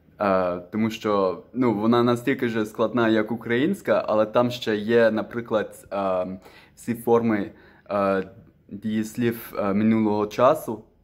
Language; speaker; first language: Ukrainian; non-native, fluent; Dutch